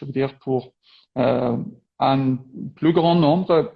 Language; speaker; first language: French; non-native, fluent; Persian